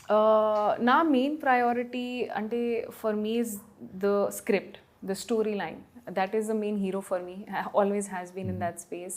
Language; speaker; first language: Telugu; non-native, fluent; Hindi